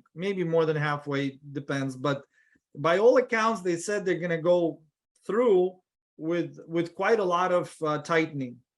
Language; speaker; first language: English; non-native, fluent; Russian